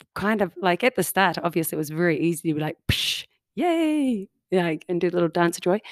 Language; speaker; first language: English; native; English